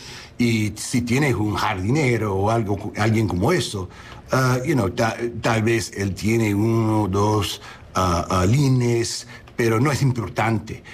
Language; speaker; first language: Spanish; non-native, learner; English